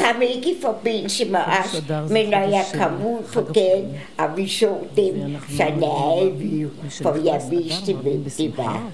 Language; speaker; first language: Danish; early bilingual, other home language; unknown